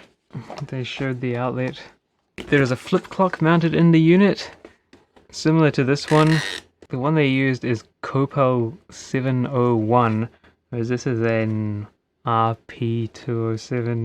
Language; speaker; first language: English; native; English